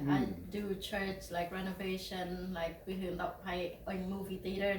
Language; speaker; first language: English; early bilingual, heritage; English